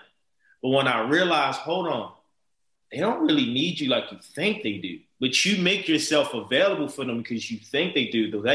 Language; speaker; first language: English; native; English